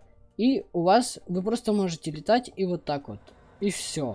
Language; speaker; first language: Russian; native; Russian